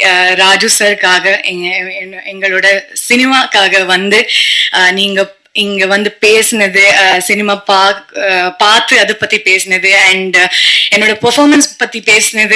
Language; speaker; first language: Tamil; non-native, learner; Kannada